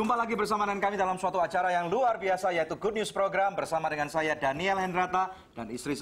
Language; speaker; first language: Indonesian; native; Indonesian